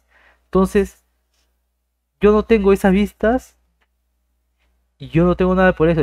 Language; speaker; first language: Spanish; native; Spanish